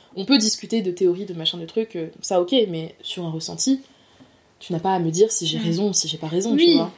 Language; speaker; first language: French; native; French